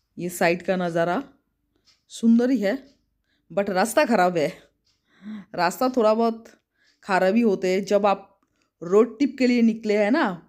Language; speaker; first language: Hindi; non-native, local second language; Bangla